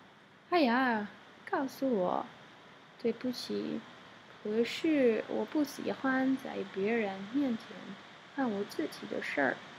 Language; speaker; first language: Chinese; non-native, learner; French